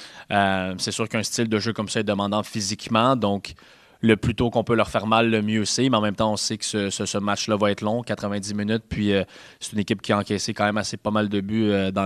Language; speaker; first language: French; native; French